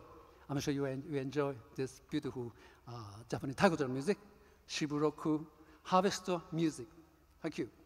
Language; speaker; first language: English; non-native, learner; Japanese